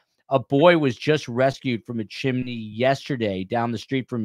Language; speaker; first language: English; native; English